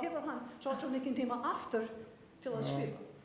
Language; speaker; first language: Icelandic; non-native, fluent; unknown